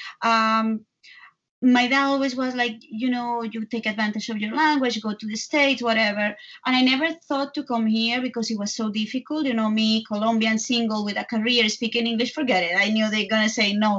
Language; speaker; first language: English; non-native, fluent; Spanish